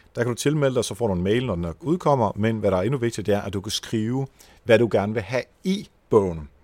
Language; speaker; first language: Danish; native; Danish